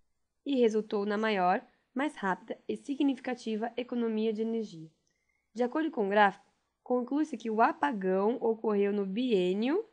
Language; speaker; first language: Portuguese; native; Portuguese